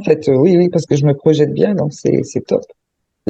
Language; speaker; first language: French; native; French